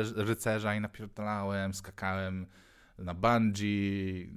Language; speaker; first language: Polish; non-native, fluent; Mongolian